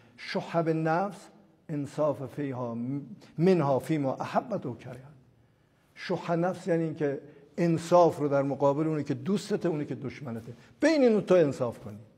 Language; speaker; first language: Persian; non-native, local second language; Azerbaijani